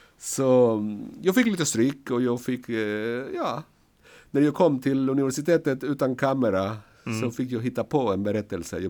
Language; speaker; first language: Swedish; non-native, fluent; Spanish